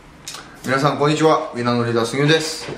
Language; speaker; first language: Japanese; non-native, learner; Korean